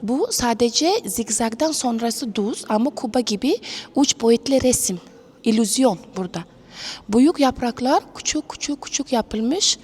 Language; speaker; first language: Turkish; non-native, learner; Uzbek